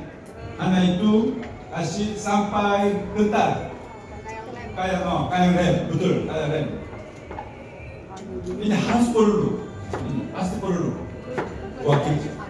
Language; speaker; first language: Indonesian; non-native, learner; Korean